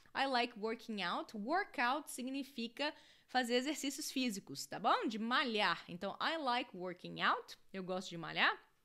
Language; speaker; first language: Portuguese; native; Portuguese